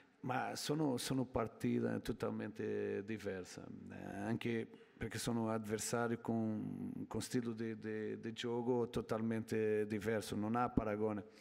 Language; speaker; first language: Italian; non-native, learner; Portuguese